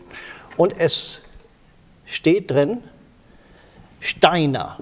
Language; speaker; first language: German; native; German